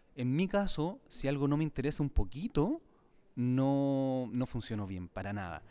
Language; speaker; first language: Spanish; native; Spanish